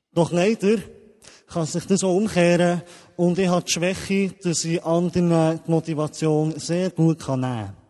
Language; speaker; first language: German; native; German